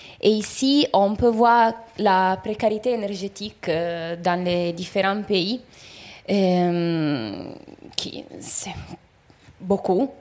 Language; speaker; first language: French; non-native, fluent; Italian